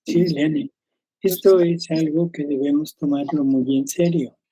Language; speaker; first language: Spanish; native; Spanish